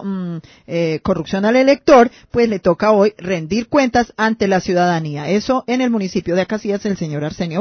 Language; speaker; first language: Spanish; native; Spanish